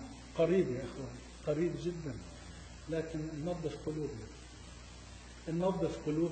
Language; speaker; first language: Arabic; native; Arabic